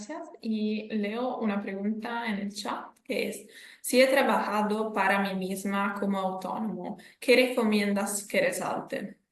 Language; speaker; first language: Spanish; non-native, fluent; Italian